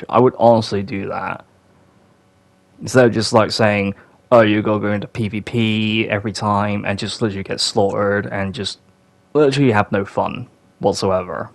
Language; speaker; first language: English; native; English